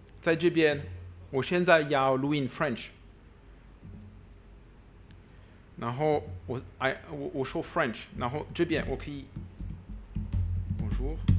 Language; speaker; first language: Chinese; non-native, learner; French